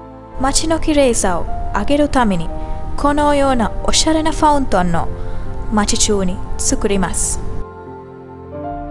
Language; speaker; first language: Japanese; non-native, learner; Sinhala